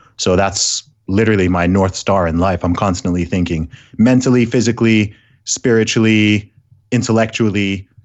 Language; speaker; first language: English; early bilingual, other home language; Arabic